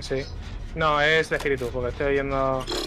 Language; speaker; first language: Spanish; native; Spanish